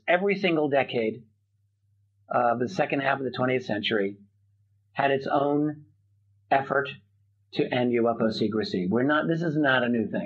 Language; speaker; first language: English; native; English